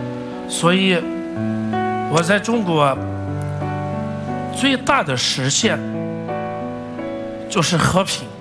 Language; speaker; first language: Chinese; non-native, fluent; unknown